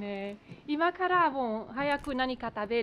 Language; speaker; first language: Japanese; non-native, learner; Spanish